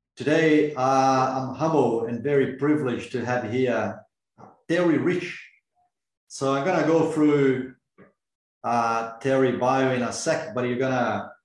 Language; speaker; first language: English; non-native, fluent; Portuguese